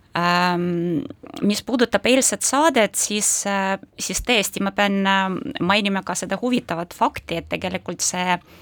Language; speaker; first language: Estonian; non-native, local second language; Russian